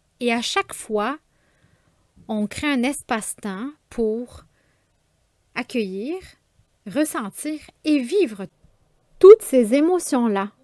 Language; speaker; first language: French; native; French